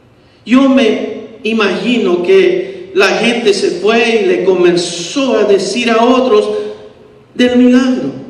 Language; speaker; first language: Spanish; early bilingual, heritage; Spanish